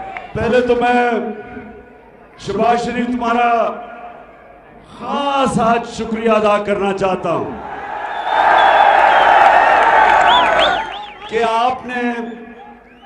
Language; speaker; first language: Urdu; native; Urdu